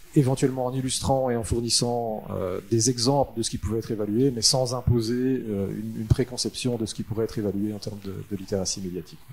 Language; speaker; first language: French; native; French